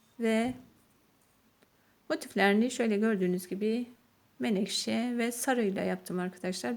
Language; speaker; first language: Turkish; native; Turkish